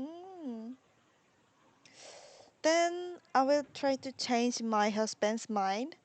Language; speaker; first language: English; non-native, learner; Korean